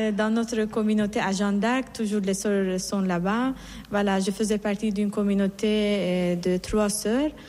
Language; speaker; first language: French; non-native, fluent; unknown